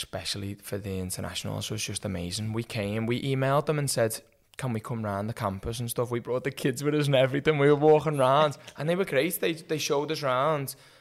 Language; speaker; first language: English; native; English